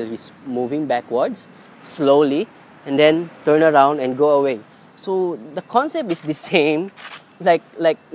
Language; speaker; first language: English; non-native, local second language; Filipino